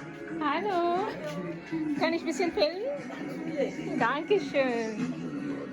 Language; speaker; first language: German; non-native, learner; Urdu